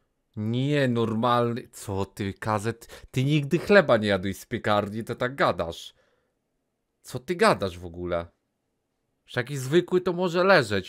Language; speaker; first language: Polish; native; Polish